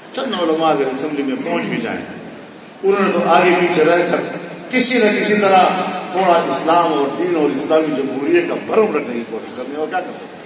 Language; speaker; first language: Urdu; non-native, local second language; Pashto